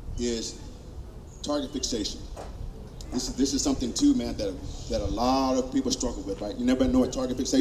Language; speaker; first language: English; native; English